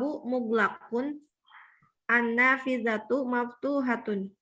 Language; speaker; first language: Arabic; non-native, learner; Indonesian